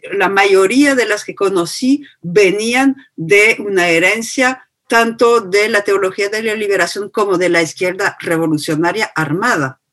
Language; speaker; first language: Spanish; non-native, fluent; French